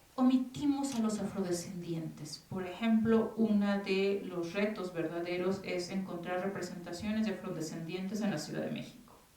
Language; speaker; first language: Spanish; native; Spanish